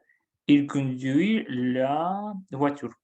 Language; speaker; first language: French; non-native, learner; Russian